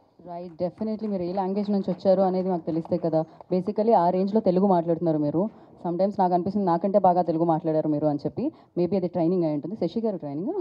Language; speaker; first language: Telugu; native; Telugu